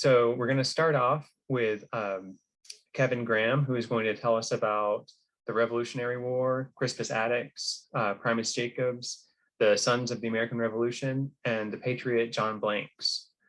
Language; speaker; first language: English; native; English